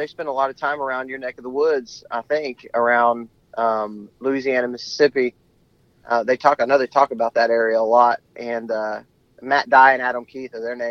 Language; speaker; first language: English; native; English